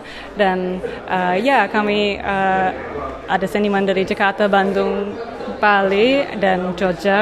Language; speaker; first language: Indonesian; non-native, fluent; English